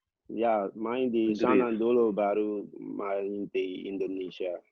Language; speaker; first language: Indonesian; non-native, local second language; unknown